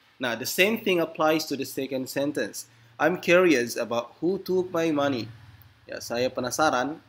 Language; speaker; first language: English; non-native, fluent; Indonesian